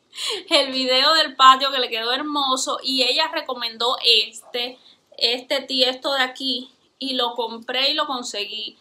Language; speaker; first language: Spanish; native; Spanish